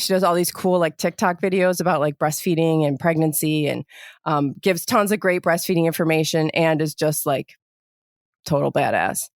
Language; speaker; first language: English; native; English